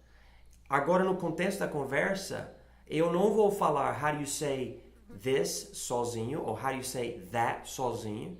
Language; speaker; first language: Portuguese; non-native, fluent; English